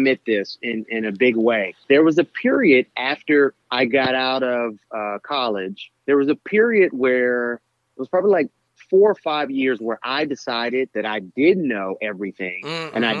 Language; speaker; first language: English; native; English